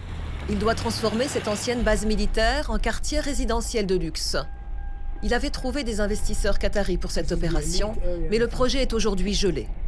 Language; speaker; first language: French; native; French